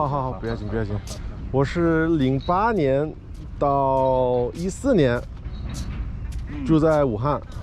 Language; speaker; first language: Chinese; non-native, fluent; English